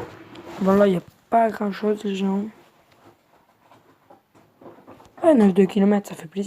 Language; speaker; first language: French; native; French